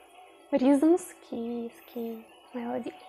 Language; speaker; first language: Japanese; non-native, learner; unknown